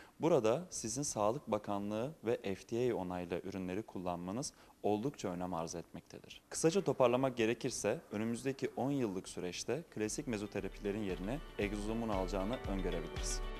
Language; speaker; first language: Turkish; native; Turkish